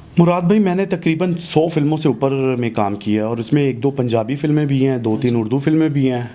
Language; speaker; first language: Urdu; non-native, local second language; Punjabi